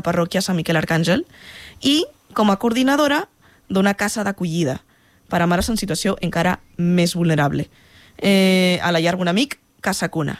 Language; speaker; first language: Catalan; non-native, fluent; Spanish